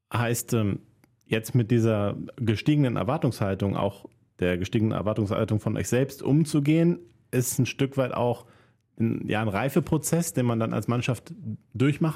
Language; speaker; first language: German; native; German